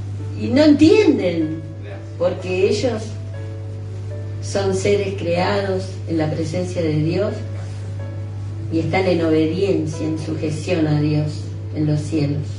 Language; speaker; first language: Spanish; native; Spanish